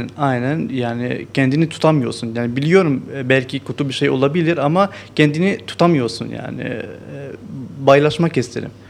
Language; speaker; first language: Turkish; non-native, learner; Arabic